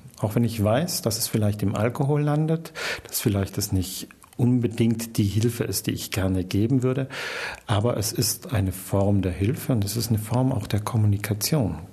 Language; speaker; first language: German; native; German